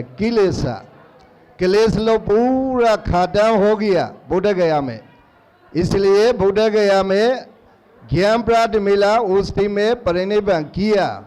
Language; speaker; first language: Hindi; non-native, learner; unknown